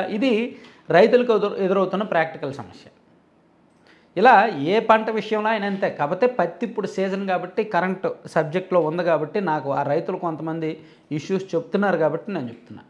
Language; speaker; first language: Telugu; native; Telugu